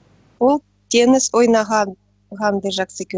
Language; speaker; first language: Kazakh; non-native, learner; Russian